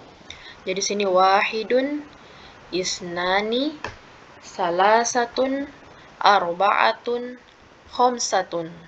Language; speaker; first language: Arabic; non-native, fluent; Indonesian